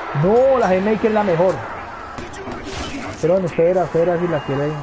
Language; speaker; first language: Spanish; native; Spanish